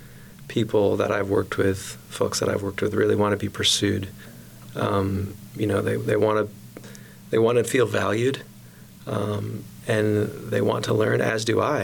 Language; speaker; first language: English; native; English